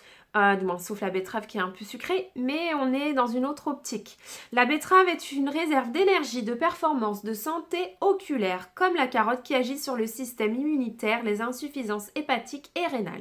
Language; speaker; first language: French; native; French